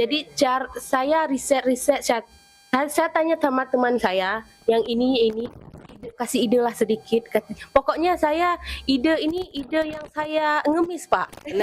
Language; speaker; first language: Indonesian; non-native, local second language; Achinese